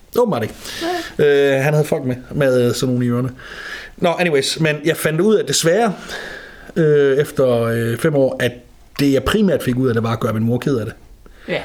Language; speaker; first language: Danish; native; Danish